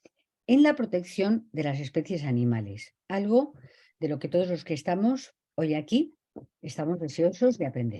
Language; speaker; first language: Spanish; native; Spanish